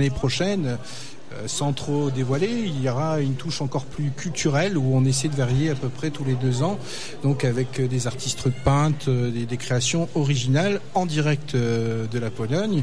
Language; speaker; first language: French; native; French